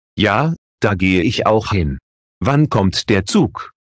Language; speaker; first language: German; native; German